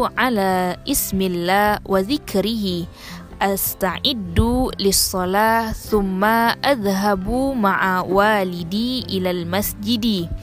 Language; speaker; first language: Arabic; non-native, learner; Indonesian